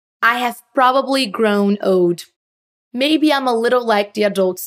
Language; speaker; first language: English; non-native, fluent; Portuguese